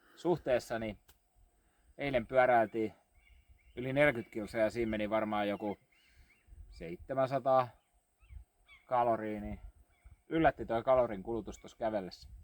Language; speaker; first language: Finnish; native; Finnish